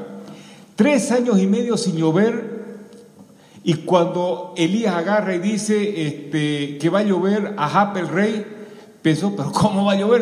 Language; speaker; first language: Spanish; native; Spanish